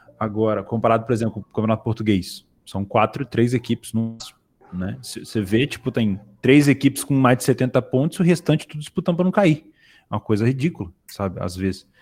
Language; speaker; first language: Portuguese; native; Portuguese